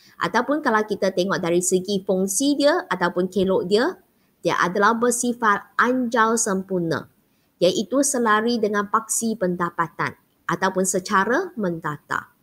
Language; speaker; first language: Malay; non-native, local second language; Chinese